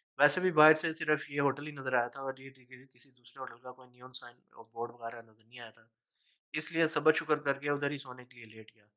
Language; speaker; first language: Urdu; native; Urdu